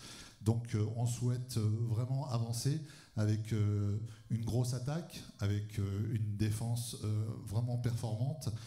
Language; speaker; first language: French; native; French